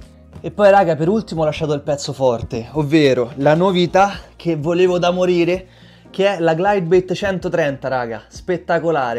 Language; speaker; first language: Italian; native; Italian